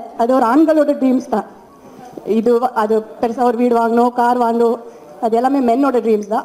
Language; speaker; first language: Tamil; non-native, fluent; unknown